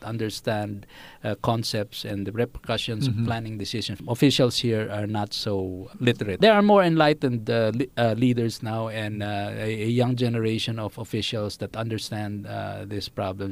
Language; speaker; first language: English; non-native, local second language; Filipino